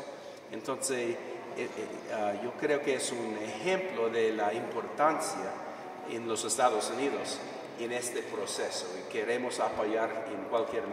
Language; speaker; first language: Spanish; non-native, fluent; English